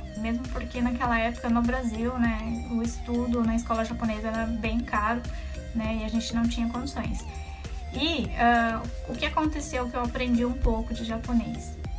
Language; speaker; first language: Portuguese; non-native, local second language; Japanese